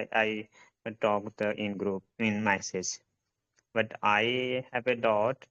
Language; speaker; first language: English; non-native, learner; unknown